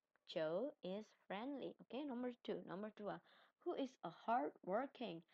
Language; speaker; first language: English; non-native, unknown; Indonesian